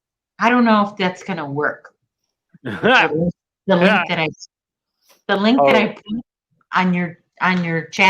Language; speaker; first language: English; native; English